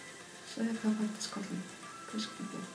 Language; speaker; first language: Danish; non-native, fluent; Icelandic